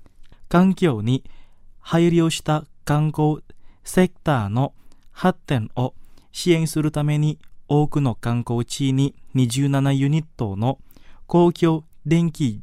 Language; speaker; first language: Japanese; non-native, fluent; Indonesian